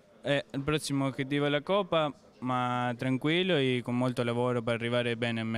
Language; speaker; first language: Italian; non-native, learner; Spanish